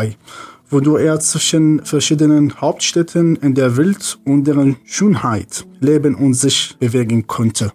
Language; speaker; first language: German; non-native, fluent; Arabic